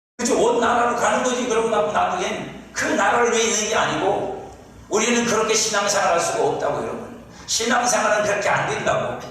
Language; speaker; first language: Korean; native; Korean